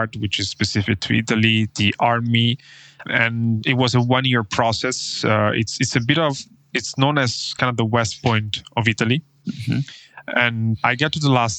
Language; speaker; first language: English; non-native, fluent; Italian